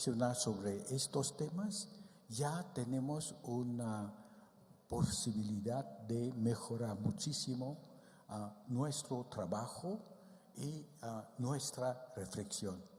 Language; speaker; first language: Spanish; non-native, fluent; Vietnamese